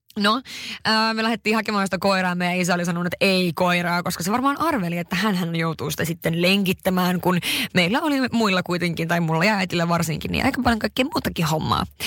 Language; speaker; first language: Finnish; early bilingual, heritage; Finnish